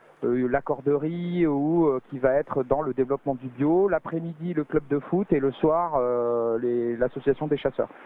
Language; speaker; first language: French; native; French